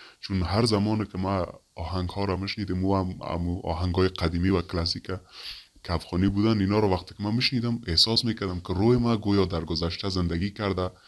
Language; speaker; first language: Persian; native; Persian